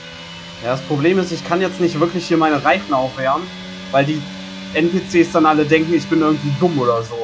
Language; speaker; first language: German; native; German